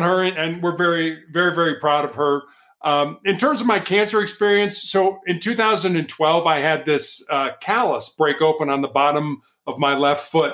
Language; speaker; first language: English; native; English